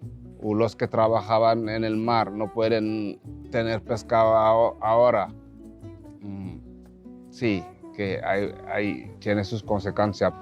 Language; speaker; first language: Spanish; non-native, learner; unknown